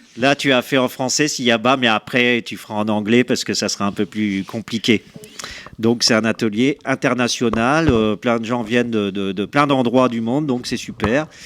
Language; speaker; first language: French; native; French